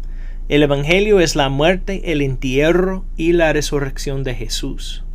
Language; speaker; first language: Spanish; non-native, fluent; English